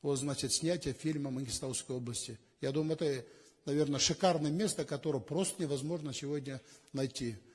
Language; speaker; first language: Russian; non-native, local second language; Kazakh